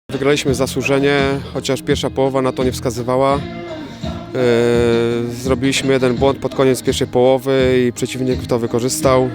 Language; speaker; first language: Polish; native; Polish